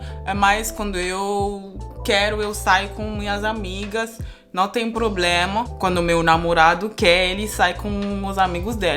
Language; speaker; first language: Portuguese; non-native, fluent; Spanish